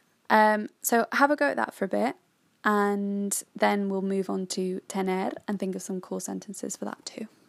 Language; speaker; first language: English; native; English